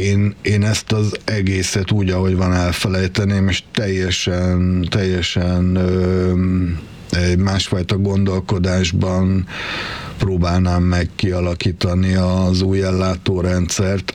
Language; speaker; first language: Hungarian; native; Hungarian